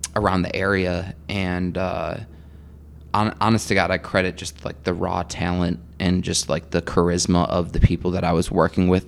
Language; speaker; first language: English; native; English